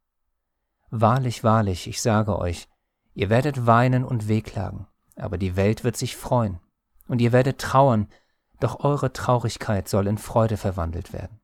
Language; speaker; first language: German; native; German